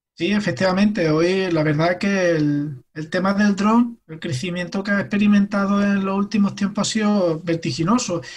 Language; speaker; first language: Spanish; native; Spanish